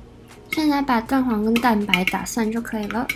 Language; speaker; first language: Chinese; native; Chinese